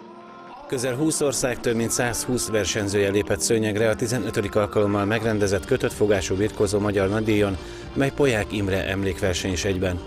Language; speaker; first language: Hungarian; native; Hungarian